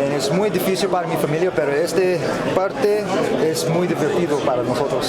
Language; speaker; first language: Spanish; non-native, learner; English